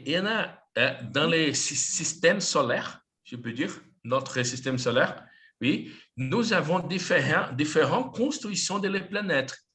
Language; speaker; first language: French; non-native, learner; Portuguese